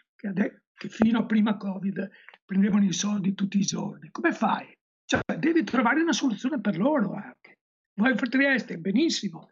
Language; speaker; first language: Italian; native; Italian